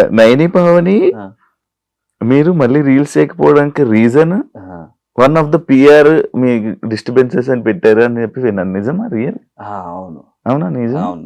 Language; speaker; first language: Telugu; native; Telugu